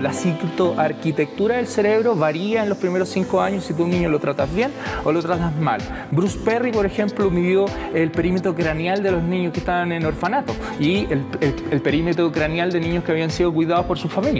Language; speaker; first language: Spanish; native; Spanish